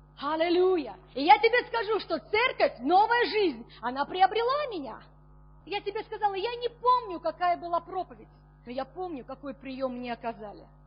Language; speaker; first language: Russian; native; Russian